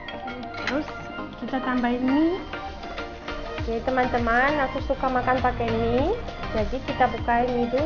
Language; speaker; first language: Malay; non-native, fluent; Russian